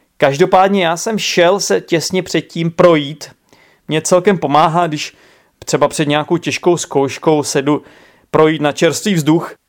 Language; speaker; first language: Czech; native; Czech